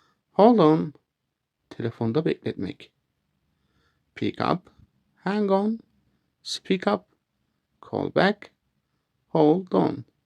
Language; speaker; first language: English; non-native, learner; Turkish